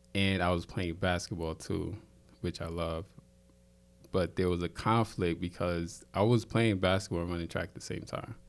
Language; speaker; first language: English; native; English